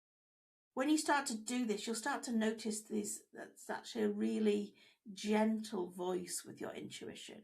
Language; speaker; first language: English; native; English